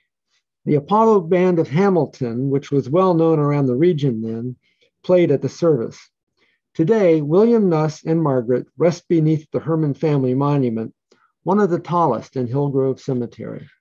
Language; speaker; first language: English; native; English